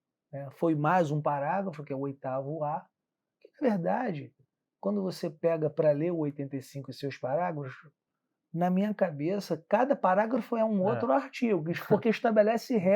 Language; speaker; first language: Portuguese; native; Portuguese